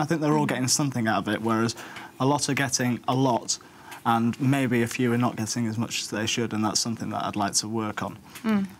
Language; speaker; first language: English; native; English